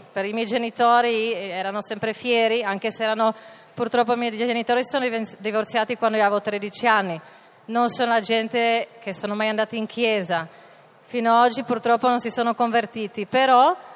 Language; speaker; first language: Italian; non-native, fluent; Czech